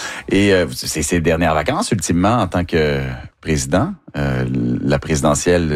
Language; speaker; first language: French; native; French